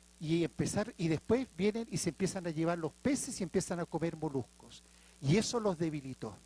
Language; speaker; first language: Spanish; native; Spanish